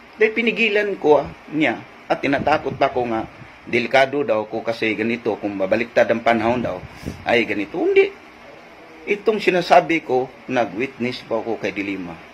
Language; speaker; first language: Filipino; non-native, local second language; Cebuano